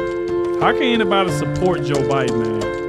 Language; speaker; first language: English; native; English